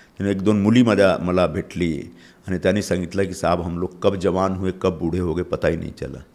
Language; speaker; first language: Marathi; non-native, local second language; Hindi